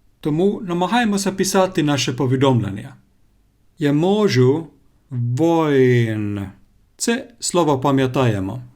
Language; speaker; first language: Ukrainian; non-native, learner; Finnish